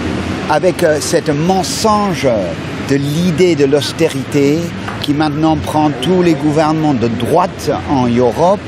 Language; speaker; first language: French; non-native, fluent; English